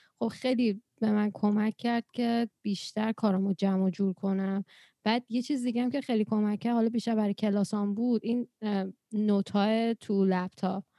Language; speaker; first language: Persian; native; Persian